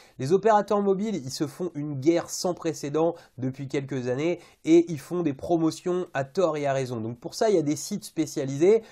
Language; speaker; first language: French; native; French